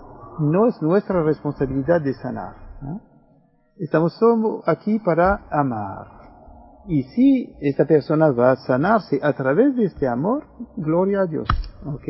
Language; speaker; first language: Spanish; non-native, fluent; French